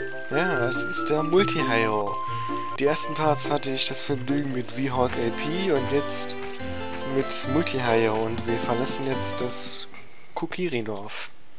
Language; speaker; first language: German; native; German